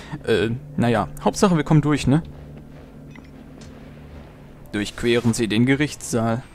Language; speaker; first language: German; native; German